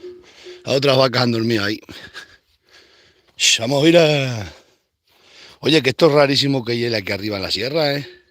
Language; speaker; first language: Spanish; native; Spanish